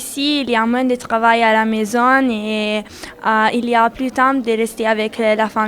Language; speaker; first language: French; non-native, learner; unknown